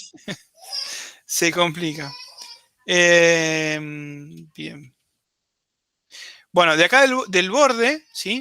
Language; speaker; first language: Spanish; native; Spanish